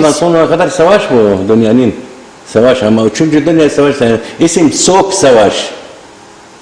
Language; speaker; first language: Turkish; non-native, learner; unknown